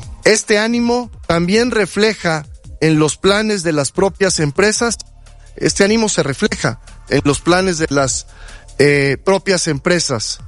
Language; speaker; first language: Spanish; native; Spanish